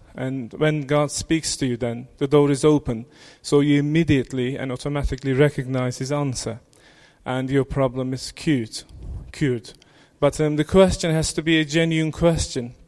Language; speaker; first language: English; non-native, fluent; Turkish